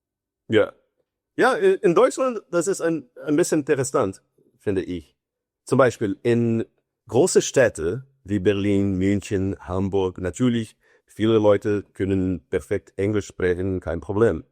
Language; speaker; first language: German; non-native, fluent; Portuguese